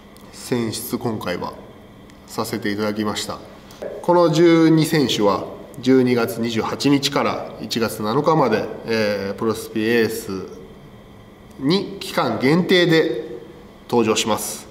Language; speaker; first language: Japanese; native; Japanese